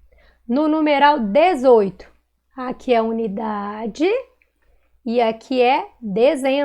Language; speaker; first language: Portuguese; native; Portuguese